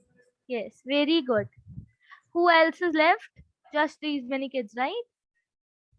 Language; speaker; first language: English; non-native, local second language; Hindi